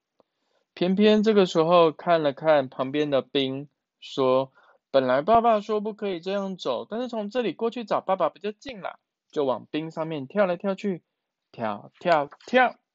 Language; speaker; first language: Chinese; native; Chinese